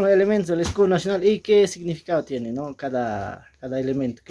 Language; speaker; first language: Spanish; native; Spanish